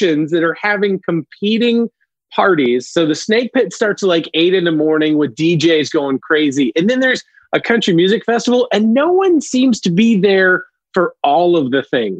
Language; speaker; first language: English; native; English